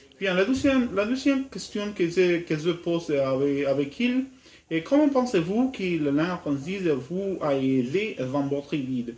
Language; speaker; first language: French; non-native, learner; Spanish